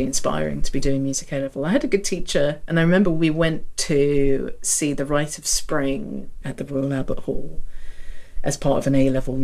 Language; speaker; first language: English; native; English